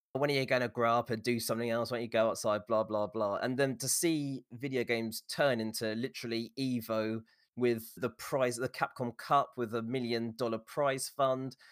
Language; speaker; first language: English; native; English